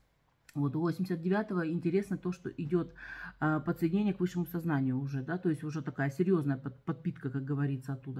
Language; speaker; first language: Russian; native; Russian